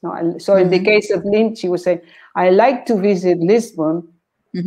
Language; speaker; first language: English; non-native, fluent; Spanish